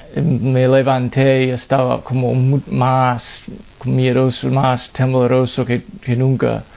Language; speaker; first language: Spanish; non-native, fluent; English